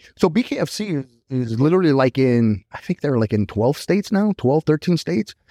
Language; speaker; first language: English; native; English